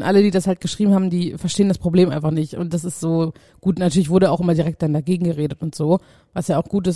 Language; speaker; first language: German; native; German